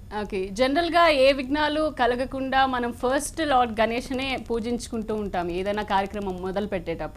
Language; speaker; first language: Telugu; native; Telugu